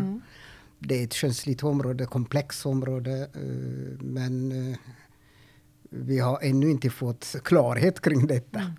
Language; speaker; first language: Swedish; non-native, fluent; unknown